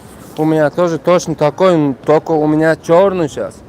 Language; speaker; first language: Russian; non-native, fluent; Turkmen